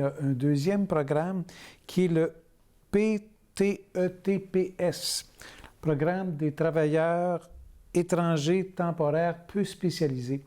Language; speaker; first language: French; native; French